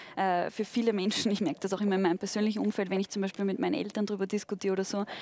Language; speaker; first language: German; native; German